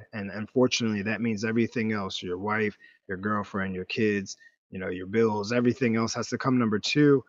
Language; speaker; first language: English; native; English